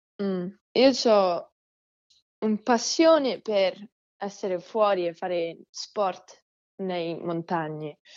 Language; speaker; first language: Italian; early bilingual, heritage; Italian